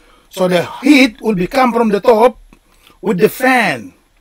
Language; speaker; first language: English; non-native, fluent; Indonesian